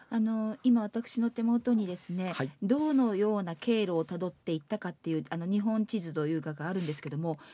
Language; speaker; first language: Japanese; native; Japanese